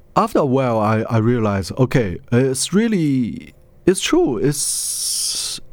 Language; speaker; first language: English; non-native, learner; Chinese